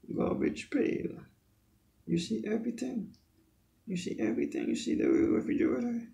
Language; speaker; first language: English; non-native, learner; Haitian Creole